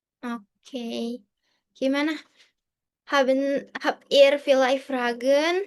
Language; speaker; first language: German; non-native, fluent; Indonesian